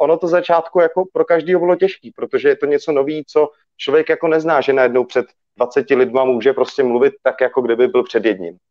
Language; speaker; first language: Czech; early bilingual, other home language; Russian